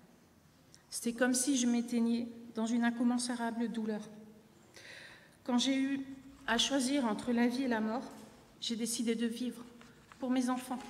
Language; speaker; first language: French; native; French